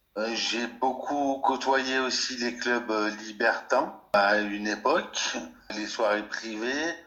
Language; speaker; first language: French; native; French